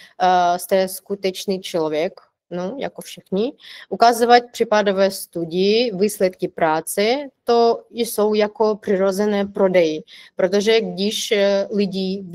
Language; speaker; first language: Czech; non-native, fluent; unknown